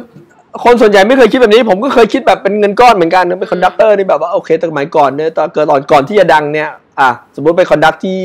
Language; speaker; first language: Thai; native; Thai